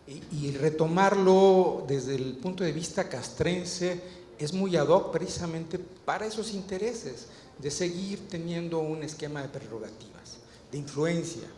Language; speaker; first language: Spanish; native; Spanish